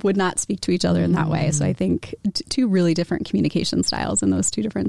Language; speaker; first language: English; native; English